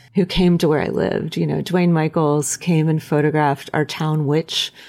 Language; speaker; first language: English; native; English